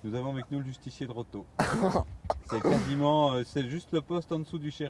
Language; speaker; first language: French; native; French